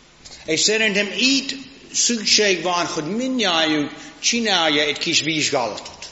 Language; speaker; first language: Hungarian; non-native, fluent; English